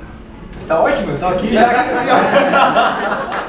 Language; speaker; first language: Portuguese; native; Portuguese